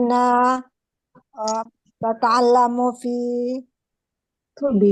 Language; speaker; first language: Arabic; non-native, learner; Indonesian